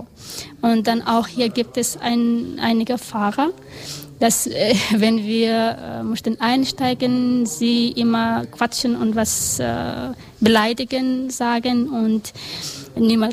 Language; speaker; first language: German; non-native, learner; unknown